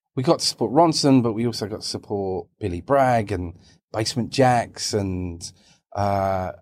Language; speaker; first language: English; native; English